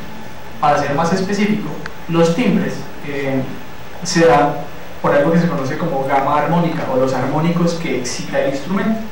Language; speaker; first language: Spanish; native; Spanish